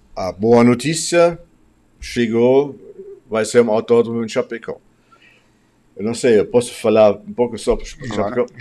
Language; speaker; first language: Portuguese; non-native, fluent; German